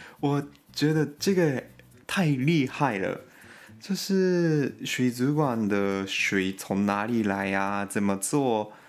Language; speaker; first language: Chinese; non-native, fluent; Japanese